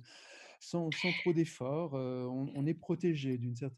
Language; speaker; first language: French; native; French